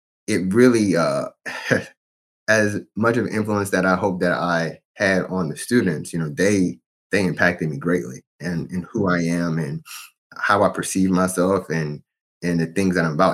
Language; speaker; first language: English; native; English